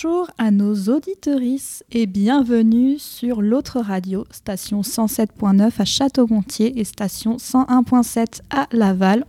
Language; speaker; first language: French; native; French